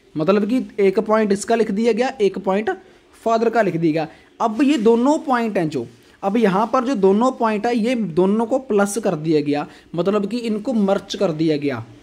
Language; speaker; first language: Hindi; non-native, local second language; Punjabi